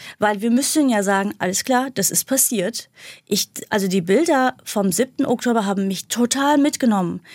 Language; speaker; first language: German; non-native, fluent; Kurdish